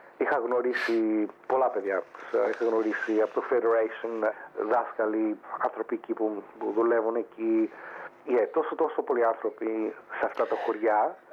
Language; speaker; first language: Greek; early bilingual, heritage; Greek